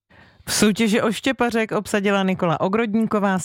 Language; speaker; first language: Czech; native; Czech